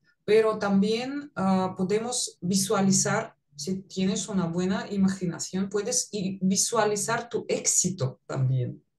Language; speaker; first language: Spanish; non-native, fluent; Russian